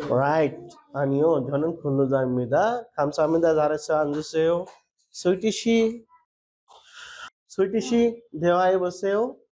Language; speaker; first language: Korean; non-native, fluent; Bangla